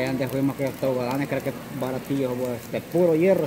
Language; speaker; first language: Spanish; native; Spanish